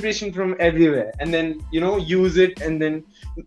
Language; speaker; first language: English; non-native, local second language; Hindi